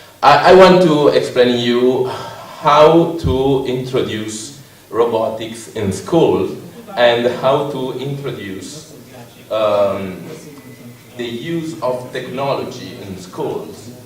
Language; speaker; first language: English; non-native, learner; Italian